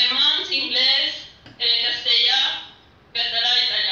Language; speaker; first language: Catalan; non-native, learner; Italian